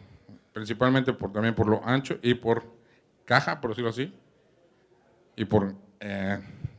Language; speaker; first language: Spanish; native; Spanish